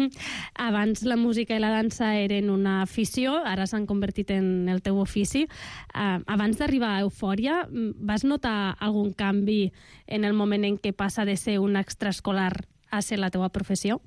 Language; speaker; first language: Catalan; native; Catalan